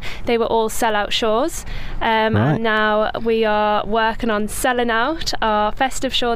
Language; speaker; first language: English; native; English